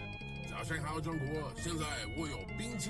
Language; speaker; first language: Chinese; non-native, learner; English